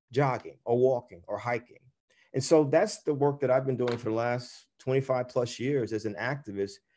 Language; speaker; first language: English; native; English